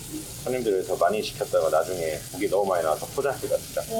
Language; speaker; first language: Korean; native; Korean